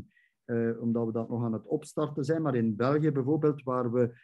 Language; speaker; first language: Dutch; native; Dutch